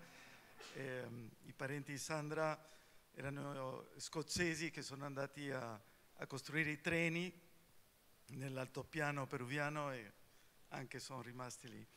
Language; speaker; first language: Italian; non-native, fluent; Spanish